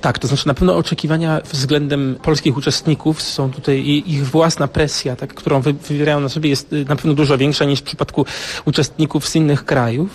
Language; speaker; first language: Polish; native; Polish